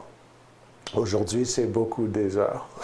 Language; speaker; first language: French; non-native, learner; English